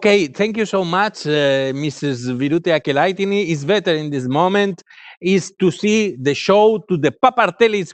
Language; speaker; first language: English; non-native, learner; Galician